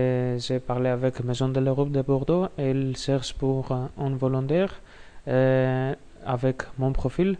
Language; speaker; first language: French; non-native, learner; Greek